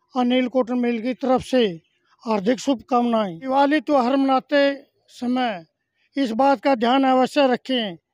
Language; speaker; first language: Hindi; native; Hindi